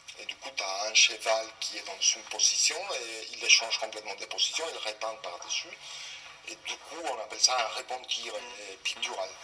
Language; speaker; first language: French; non-native, fluent; Spanish